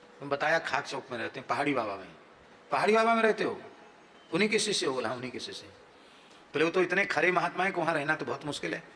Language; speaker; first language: Hindi; native; Hindi